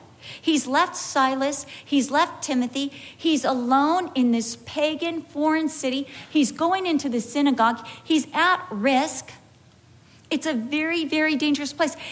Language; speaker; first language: English; native; English